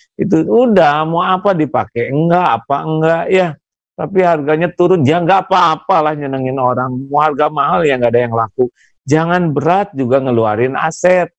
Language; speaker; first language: Indonesian; non-native, local second language; Sundanese